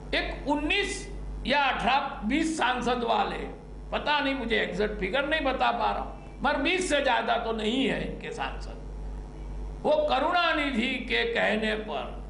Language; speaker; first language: Hindi; non-native, local second language; Gujarati